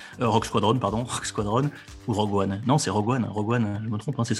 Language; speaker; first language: French; native; French